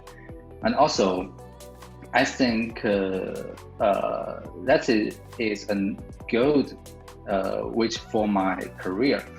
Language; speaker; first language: English; non-native, learner; Chinese